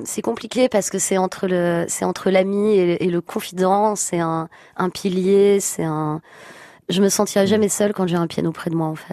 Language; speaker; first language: French; native; French